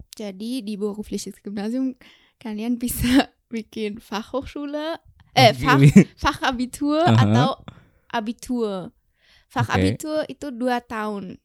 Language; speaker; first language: Indonesian; early bilingual, other home language; German